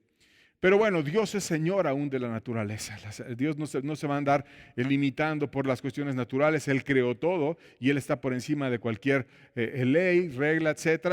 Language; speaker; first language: Spanish; native; Spanish